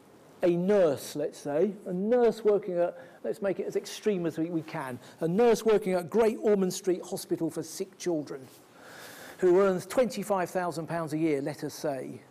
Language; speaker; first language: English; native; English